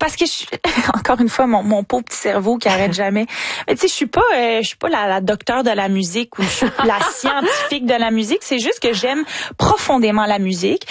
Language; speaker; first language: French; native; French